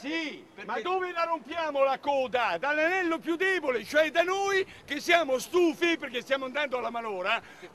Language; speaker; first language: Italian; native; Italian